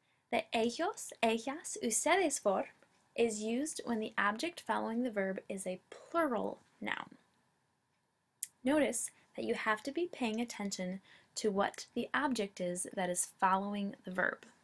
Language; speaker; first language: English; native; English